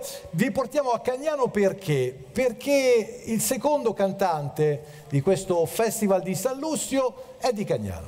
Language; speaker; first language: Italian; native; Italian